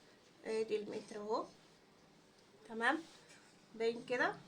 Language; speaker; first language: Arabic; native; Arabic